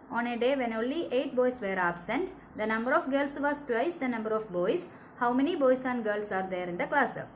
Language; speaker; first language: English; non-native, local second language; Malayalam